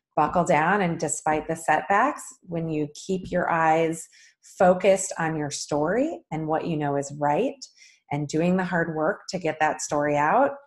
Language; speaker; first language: English; native; English